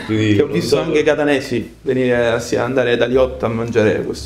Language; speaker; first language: Italian; native; Italian